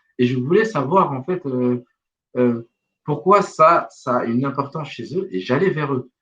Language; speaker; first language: French; non-native, local second language; Wolof